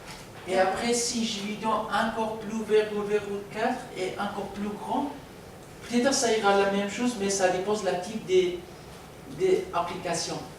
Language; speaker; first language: French; non-native, learner; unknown